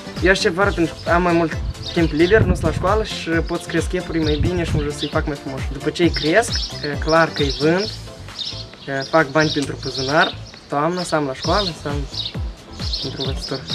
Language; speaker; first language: Romanian; native; Romanian